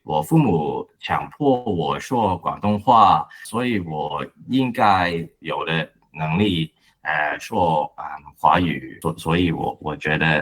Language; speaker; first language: Chinese; non-native, learner; Cantonese